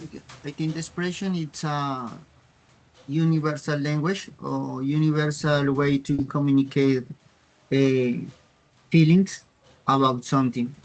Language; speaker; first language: English; non-native, learner; Spanish